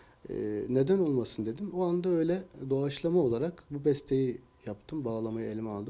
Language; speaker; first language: Turkish; native; Turkish